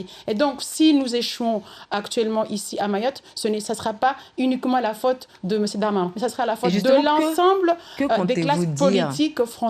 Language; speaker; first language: French; non-native, local second language; Comorian